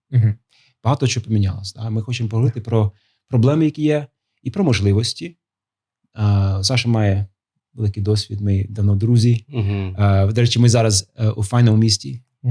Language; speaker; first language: Ukrainian; non-native, fluent; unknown